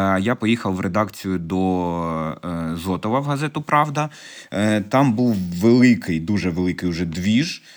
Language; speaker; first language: Ukrainian; native; Ukrainian